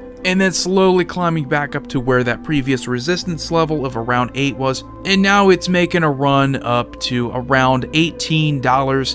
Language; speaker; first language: English; native; English